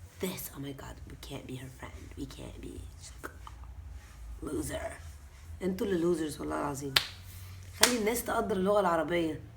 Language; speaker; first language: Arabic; native; Arabic